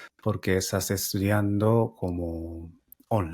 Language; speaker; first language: Spanish; non-native, fluent; Japanese